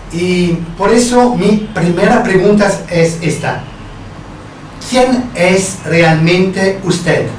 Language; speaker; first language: Spanish; non-native, fluent; Italian